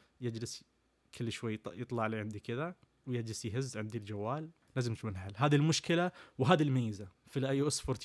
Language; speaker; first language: Arabic; native; Arabic